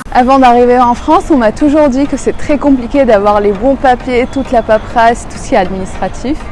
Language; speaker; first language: French; native; French